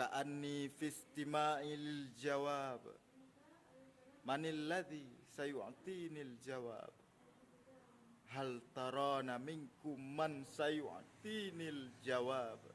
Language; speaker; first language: Arabic; non-native, learner; Achinese